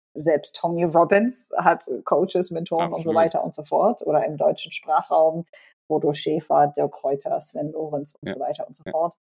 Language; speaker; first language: German; non-native, local second language; Polish